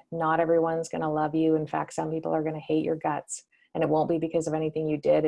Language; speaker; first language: English; native; English